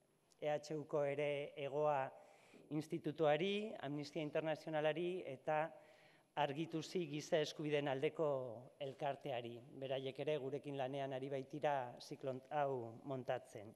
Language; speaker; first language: Basque; native; Basque